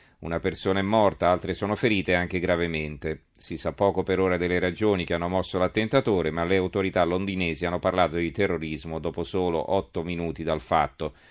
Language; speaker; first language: Italian; native; Italian